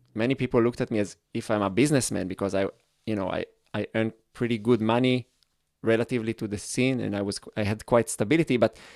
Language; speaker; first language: English; non-native, fluent; Hebrew